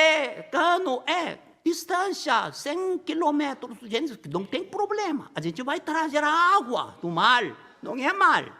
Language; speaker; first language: Portuguese; non-native, learner; Korean